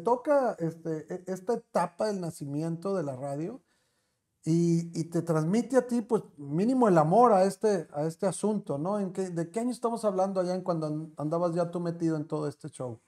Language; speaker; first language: Spanish; native; Spanish